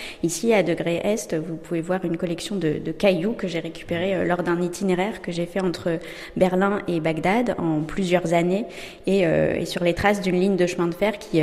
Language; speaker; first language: French; native; French